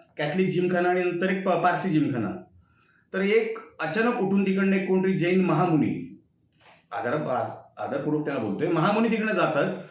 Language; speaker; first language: Marathi; native; Marathi